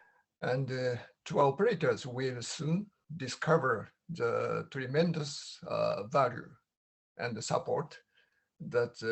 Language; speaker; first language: English; non-native, learner; Japanese